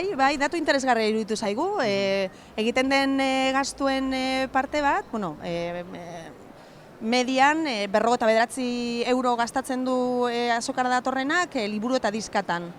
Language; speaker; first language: Basque; native; Basque